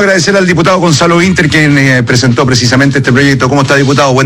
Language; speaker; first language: Spanish; native; Spanish